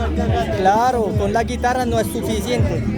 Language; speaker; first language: Spanish; non-native, learner; French